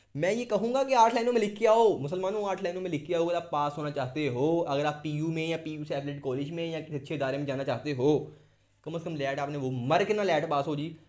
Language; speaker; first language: Urdu; non-native, local second language; Punjabi